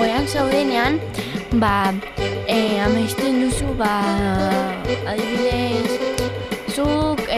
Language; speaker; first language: Basque; non-native, local second language; Spanish